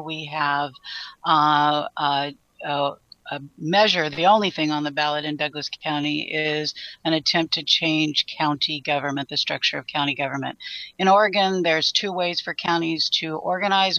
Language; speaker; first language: English; native; English